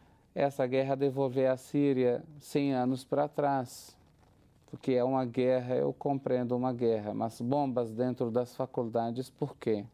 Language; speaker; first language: Portuguese; non-native, fluent; Arabic